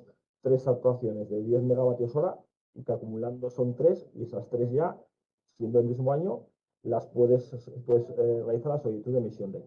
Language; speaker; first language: Spanish; native; Spanish